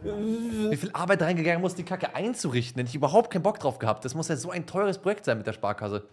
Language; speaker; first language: German; native; German